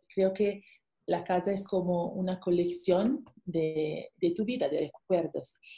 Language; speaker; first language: Spanish; non-native, fluent; Italian